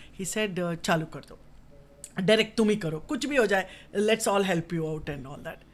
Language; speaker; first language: Hindi; non-native, local second language; Kannada